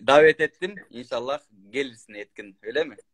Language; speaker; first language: Turkish; non-native, learner; Kyrgyz